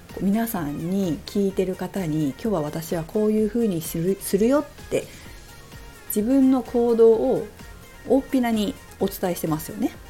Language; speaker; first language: Japanese; native; Japanese